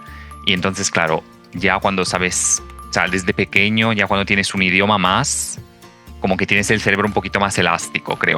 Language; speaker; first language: Spanish; non-native, fluent; Italian